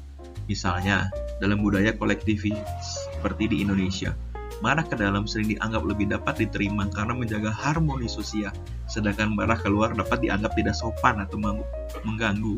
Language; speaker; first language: Indonesian; native; Indonesian